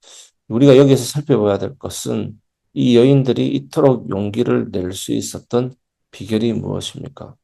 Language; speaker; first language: Korean; native; Korean